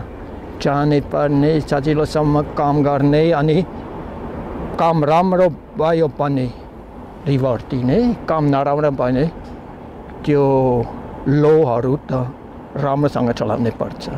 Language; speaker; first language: Nepali; non-native, learner; German